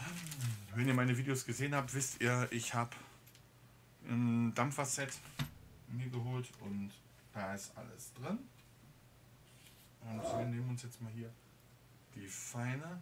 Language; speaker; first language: German; native; German